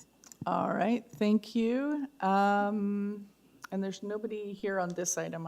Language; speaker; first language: English; native; English